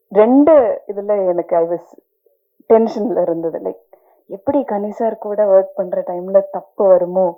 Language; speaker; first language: Tamil; non-native, learner; Malayalam